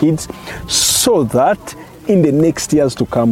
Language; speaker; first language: English; non-native, local second language; Kinyarwanda